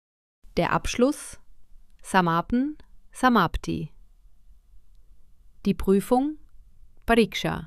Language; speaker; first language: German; non-native, fluent; Hindi